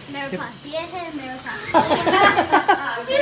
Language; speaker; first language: Hindi; early bilingual, heritage; Hindi